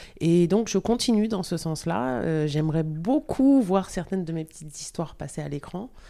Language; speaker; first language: French; native; French